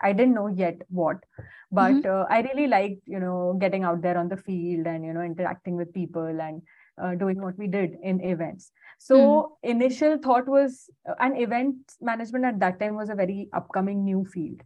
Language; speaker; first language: English; non-native, local second language; Hindi